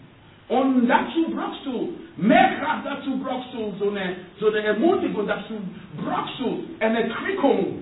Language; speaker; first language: German; non-native, learner; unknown